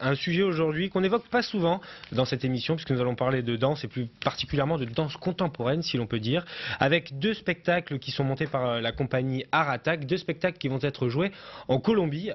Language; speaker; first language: French; native; French